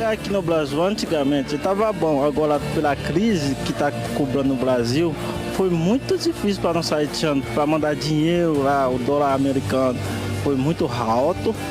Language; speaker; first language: Portuguese; non-native, learner; Haitian Creole